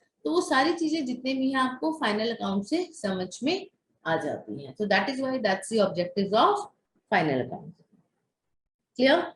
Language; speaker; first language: Hindi; native; Hindi